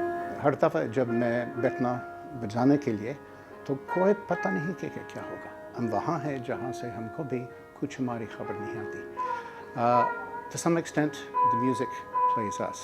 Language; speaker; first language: Urdu; non-native, fluent; English